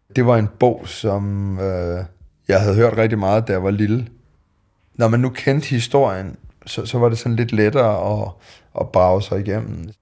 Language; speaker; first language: Danish; native; Danish